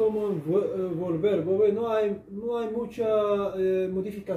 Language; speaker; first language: Spanish; non-native, learner; Arabic